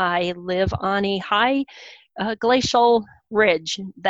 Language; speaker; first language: English; native; English